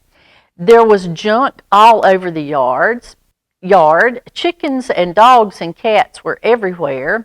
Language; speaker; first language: English; native; English